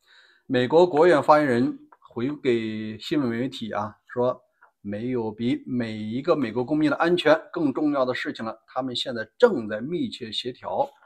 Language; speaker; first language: Chinese; native; Chinese